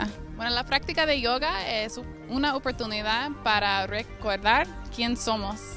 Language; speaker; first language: Spanish; non-native, fluent; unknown